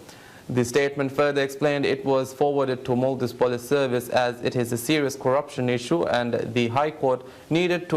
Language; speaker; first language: English; non-native, local second language; Divehi